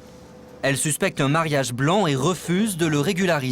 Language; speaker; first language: French; native; French